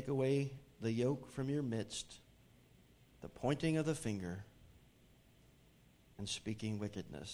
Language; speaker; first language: English; native; English